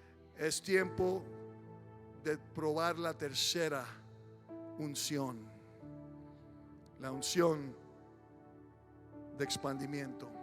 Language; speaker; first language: Spanish; early bilingual, heritage; Spanish